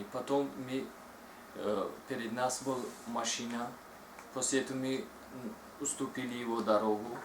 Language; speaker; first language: Russian; non-native, learner; Tajik